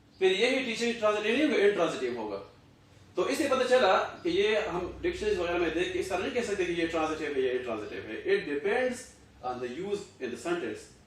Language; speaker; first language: Urdu; non-native, local second language; Pashto